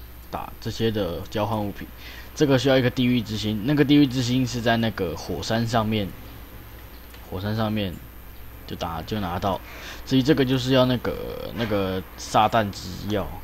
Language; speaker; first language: Chinese; native; Chinese